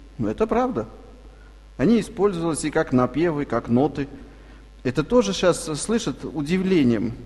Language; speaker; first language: Russian; non-native, local second language; Armenian